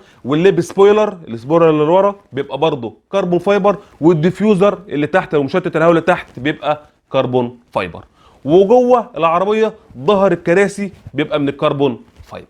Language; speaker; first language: Arabic; native; Arabic